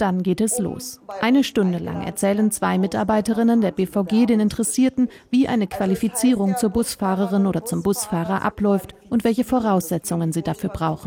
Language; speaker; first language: German; native; German